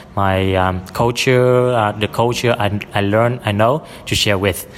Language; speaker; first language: English; non-native, fluent; Vietnamese